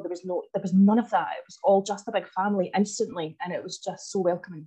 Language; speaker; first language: English; native; English